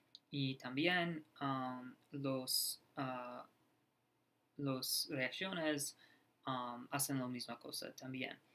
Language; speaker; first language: Spanish; non-native, learner; English